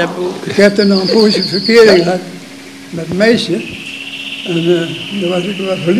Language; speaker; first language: Dutch; native; Dutch